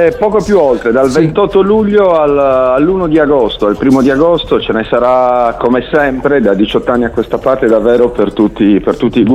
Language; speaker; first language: Italian; native; Italian